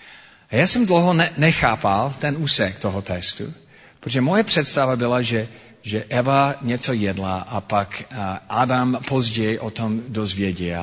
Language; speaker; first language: Czech; non-native, fluent; English